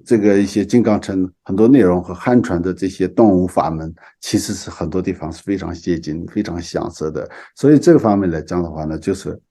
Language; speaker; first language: Chinese; non-native, local second language; Tibetan